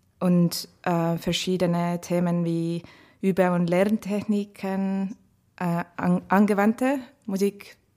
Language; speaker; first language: German; non-native, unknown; Estonian